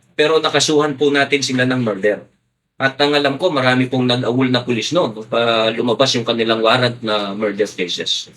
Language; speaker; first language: Filipino; non-native, local second language; Pampanga